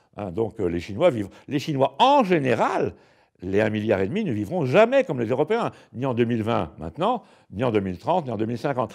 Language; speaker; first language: French; native; French